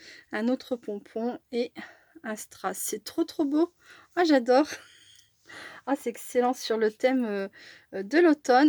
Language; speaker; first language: French; native; French